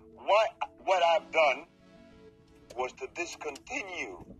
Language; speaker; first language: English; non-native, fluent; Spanish